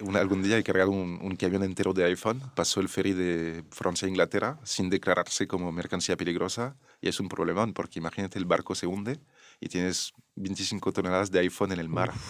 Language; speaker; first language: Spanish; non-native, fluent; French